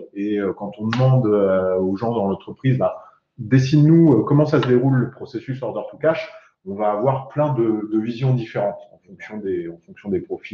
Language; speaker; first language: French; native; French